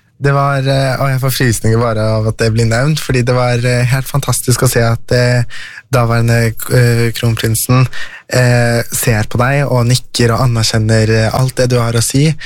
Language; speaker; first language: Norwegian; early bilingual, other home language; Persian